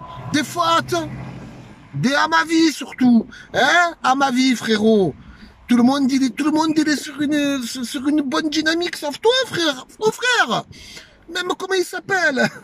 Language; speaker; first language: French; native; French